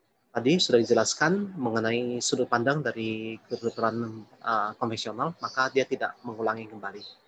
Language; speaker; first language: Indonesian; early bilingual, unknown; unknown